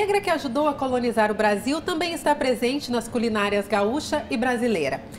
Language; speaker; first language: Portuguese; native; Portuguese